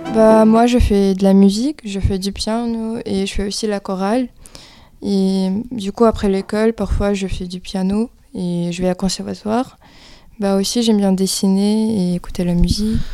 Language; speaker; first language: French; early bilingual, other home language; Ukrainian